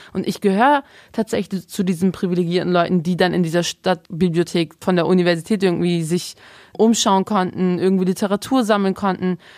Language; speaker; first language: German; native; German